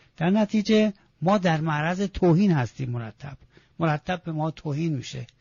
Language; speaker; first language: Persian; non-native, local second language; Azerbaijani